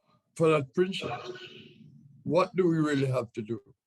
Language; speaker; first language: English; native; English